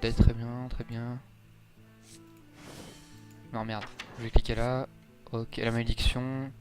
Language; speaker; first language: French; native; French